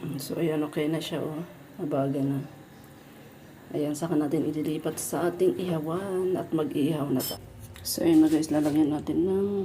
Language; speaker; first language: Filipino; non-native, local second language; Iloko